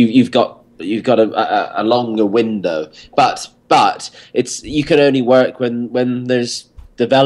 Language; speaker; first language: English; native; English